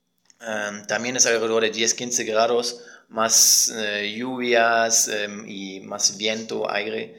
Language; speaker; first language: Spanish; non-native, fluent; German